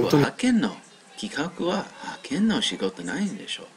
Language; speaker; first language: Japanese; non-native, learner; English